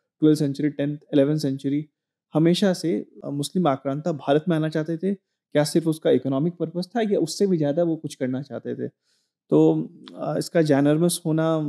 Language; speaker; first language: Hindi; native; Hindi